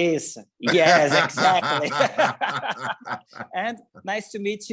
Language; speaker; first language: English; non-native, learner; Portuguese